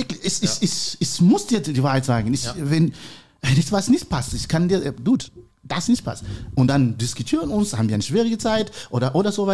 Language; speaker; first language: German; non-native, learner; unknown